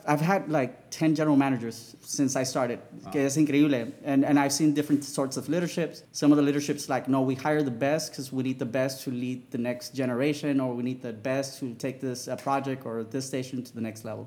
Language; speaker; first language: English; early bilingual, other home language; Spanish